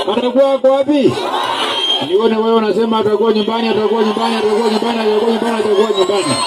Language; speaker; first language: Swahili; non-native, local second language; Luyia